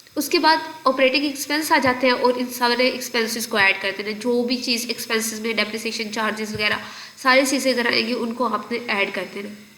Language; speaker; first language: Urdu; native; Urdu